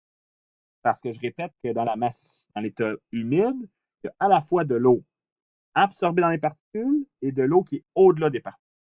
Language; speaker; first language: French; native; French